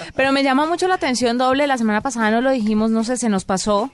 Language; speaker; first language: Spanish; native; Spanish